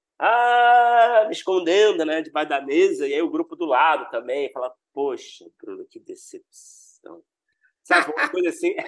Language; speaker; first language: Portuguese; native; Portuguese